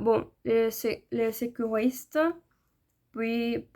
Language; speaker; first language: French; non-native, learner; Spanish